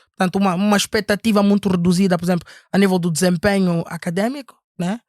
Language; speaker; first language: Portuguese; native; Portuguese